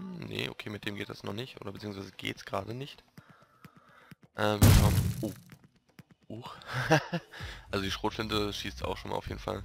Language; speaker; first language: German; native; German